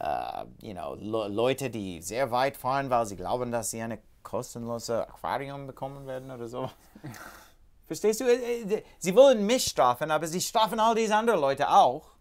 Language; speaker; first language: German; non-native, learner; English